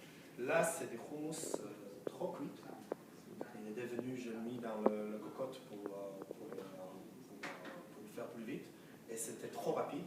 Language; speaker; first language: French; non-native, fluent; Hebrew